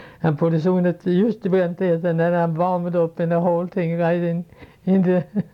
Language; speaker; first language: English; non-native, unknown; Swedish